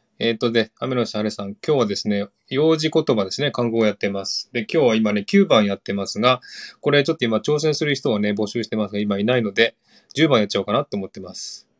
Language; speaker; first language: Japanese; non-native, fluent; Korean